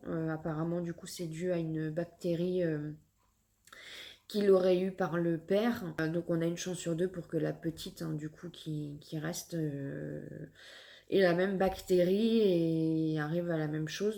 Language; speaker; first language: French; native; French